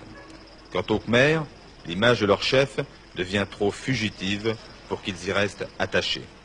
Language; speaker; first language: French; native; French